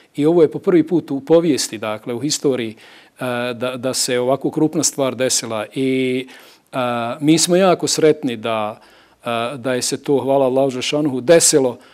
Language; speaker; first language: Bosnian; native; Bosnian